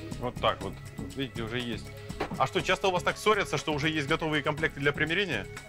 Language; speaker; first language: Russian; native; Russian